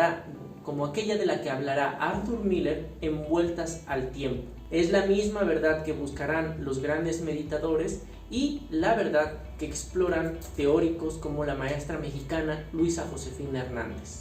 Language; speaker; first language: Spanish; native; Spanish